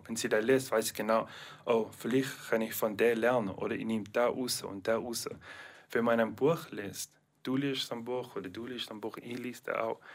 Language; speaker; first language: German; non-native, learner; English